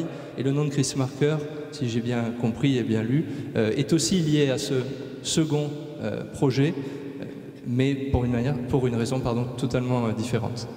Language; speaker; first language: French; native; French